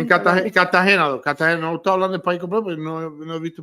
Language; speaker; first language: Spanish; early bilingual, heritage; Spanish